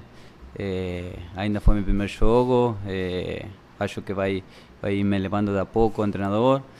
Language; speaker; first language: Portuguese; non-native, learner; Spanish